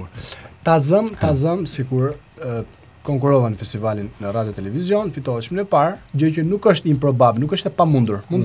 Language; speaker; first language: Albanian; native; Albanian